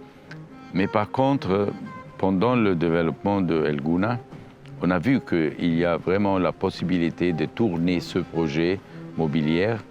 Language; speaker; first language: French; non-native, fluent; Arabic